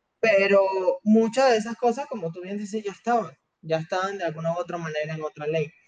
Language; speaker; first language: Spanish; native; Spanish